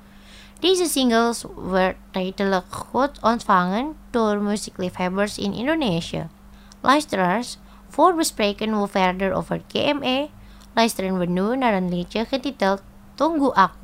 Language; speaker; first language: Dutch; non-native, fluent; Indonesian